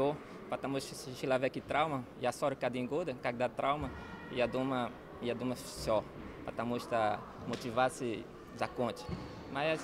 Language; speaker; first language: Russian; non-native, learner; Portuguese